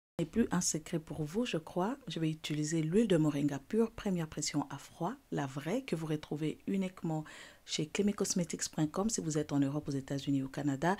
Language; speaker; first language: French; non-native, local second language; Lingala